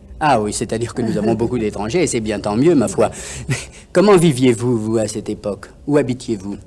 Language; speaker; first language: French; native; French